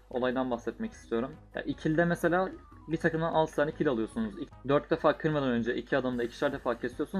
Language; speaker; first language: Turkish; native; Turkish